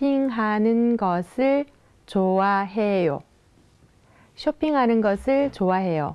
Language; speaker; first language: Korean; non-native, fluent; Thai